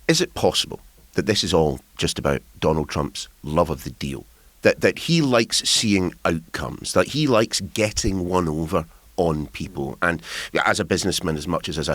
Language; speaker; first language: English; native; English